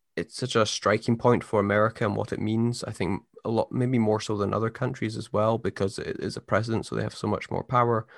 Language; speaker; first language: English; native; English